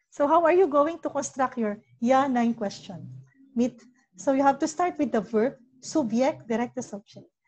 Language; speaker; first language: English; non-native, local second language; Filipino